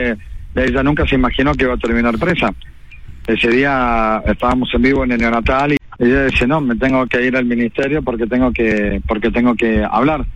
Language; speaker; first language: Spanish; native; Spanish